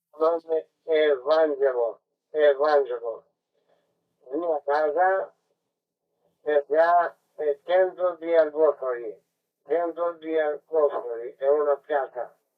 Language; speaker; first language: Italian; non-native, learner; Greek